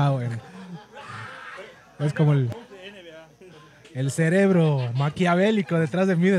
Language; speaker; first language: Spanish; native; Spanish